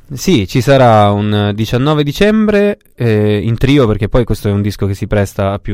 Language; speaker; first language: Italian; native; Italian